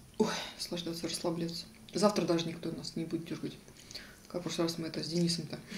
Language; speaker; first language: Russian; native; Russian